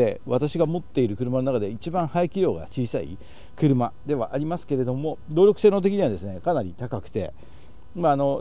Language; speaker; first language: Japanese; native; Japanese